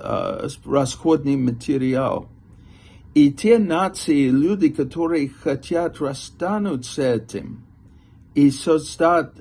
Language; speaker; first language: Russian; non-native, fluent; English